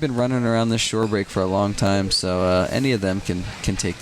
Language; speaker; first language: English; native; English